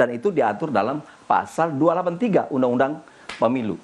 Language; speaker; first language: Indonesian; native; Indonesian